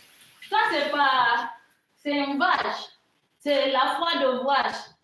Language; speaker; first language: French; non-native, learner; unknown